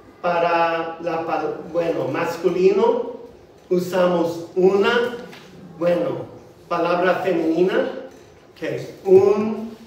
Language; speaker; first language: Spanish; non-native, fluent; English